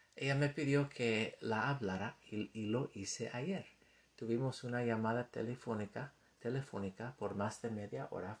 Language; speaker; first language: Spanish; non-native, fluent; English